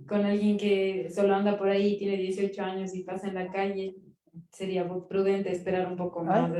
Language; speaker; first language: Spanish; native; Spanish